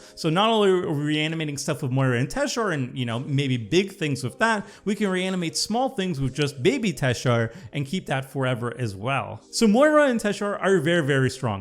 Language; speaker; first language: English; native; English